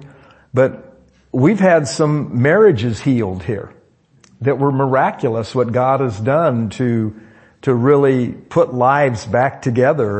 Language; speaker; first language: English; native; English